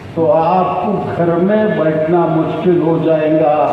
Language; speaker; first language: Hindi; non-native, local second language; Marathi